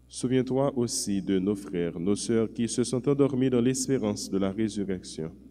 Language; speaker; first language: French; non-native, local second language; Haitian Creole